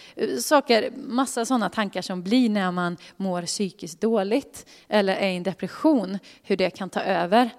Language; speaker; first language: Swedish; native; Swedish